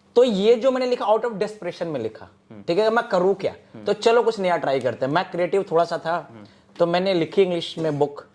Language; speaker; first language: Hindi; native; Hindi